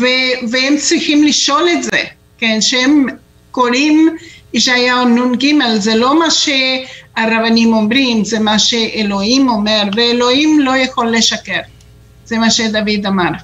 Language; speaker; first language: Hebrew; non-native, fluent; Spanish